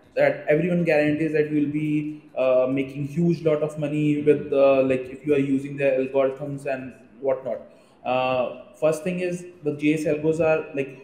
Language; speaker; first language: English; non-native, local second language; Hindi